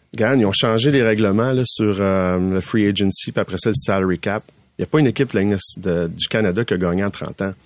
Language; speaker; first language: French; native; French